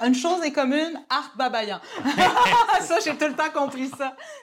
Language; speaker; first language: French; native; French